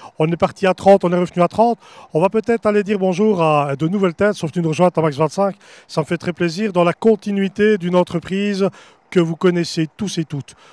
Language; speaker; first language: French; native; French